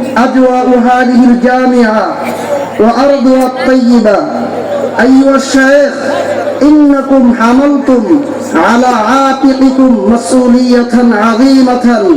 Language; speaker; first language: Arabic; non-native, fluent; Bangla